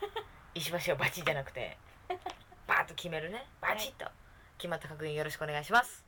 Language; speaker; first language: Japanese; native; Japanese